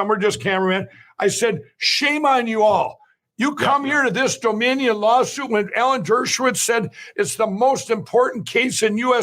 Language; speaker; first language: English; native; English